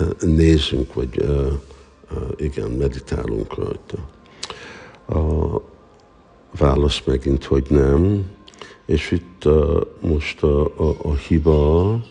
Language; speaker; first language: Hungarian; early bilingual, heritage; Hungarian